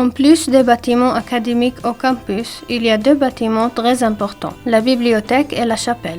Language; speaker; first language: French; non-native, learner; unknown